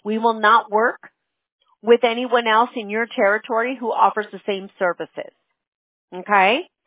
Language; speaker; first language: English; early bilingual, other home language; Spanish